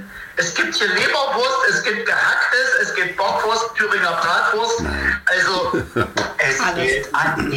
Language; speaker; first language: German; non-native, learner; Filipino